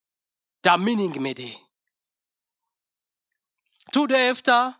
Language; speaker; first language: Danish; non-native, fluent; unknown